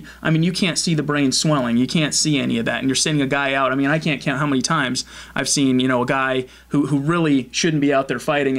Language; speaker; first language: English; native; English